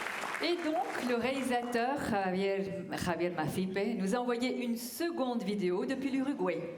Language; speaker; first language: French; native; French